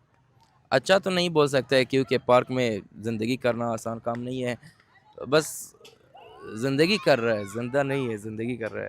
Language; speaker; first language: Hindi; non-native, fluent; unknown